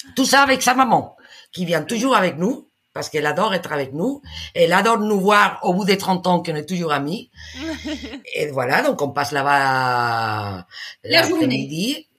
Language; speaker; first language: French; non-native, fluent; Spanish